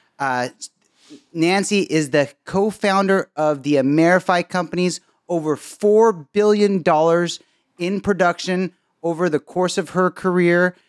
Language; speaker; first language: English; native; English